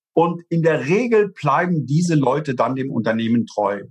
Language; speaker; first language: German; native; German